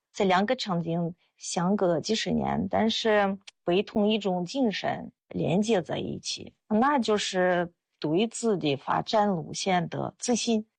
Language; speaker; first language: Chinese; non-native, fluent; Russian